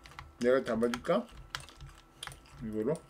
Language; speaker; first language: Korean; native; Korean